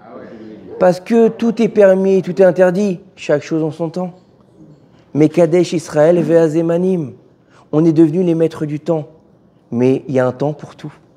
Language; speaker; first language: French; native; French